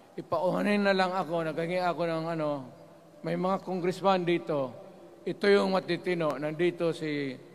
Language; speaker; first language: Filipino; non-native, local second language; Cebuano